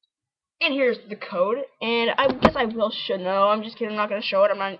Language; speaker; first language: English; native; English